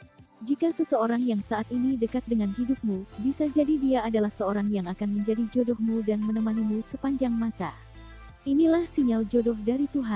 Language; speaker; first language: Indonesian; native; Indonesian